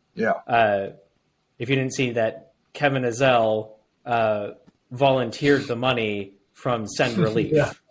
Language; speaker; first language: English; native; English